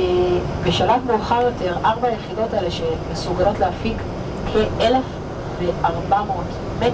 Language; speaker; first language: Hebrew; native; Hebrew